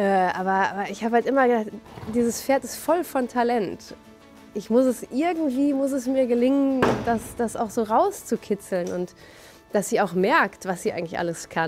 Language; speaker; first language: German; native; German